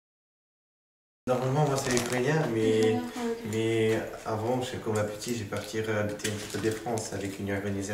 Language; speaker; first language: French; non-native, learner; Ukrainian